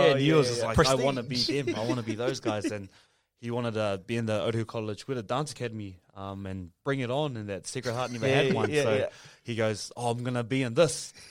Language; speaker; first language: English; native; English